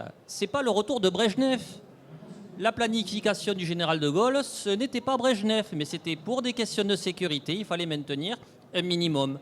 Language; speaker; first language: French; native; French